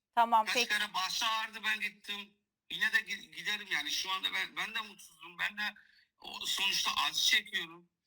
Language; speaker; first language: Turkish; non-native, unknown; Kurdish